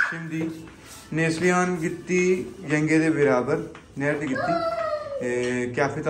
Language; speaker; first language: Turkish; non-native, learner; Urdu